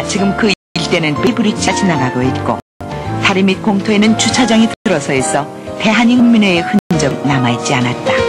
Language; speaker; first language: Korean; native; Korean